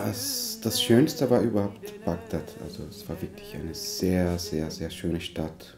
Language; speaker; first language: German; non-native, fluent; Turkish